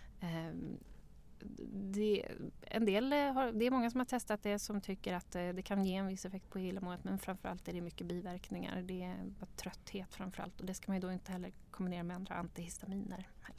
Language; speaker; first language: Swedish; native; Swedish